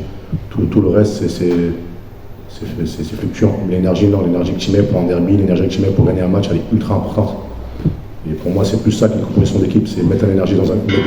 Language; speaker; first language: French; native; French